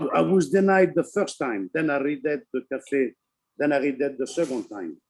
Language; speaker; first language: English; non-native, learner; Italian